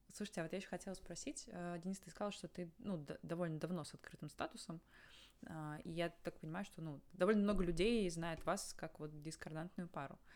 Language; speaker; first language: Russian; native; Russian